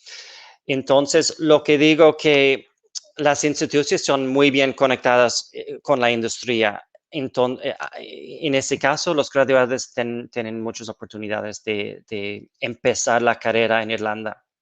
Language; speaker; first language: Spanish; non-native, fluent; English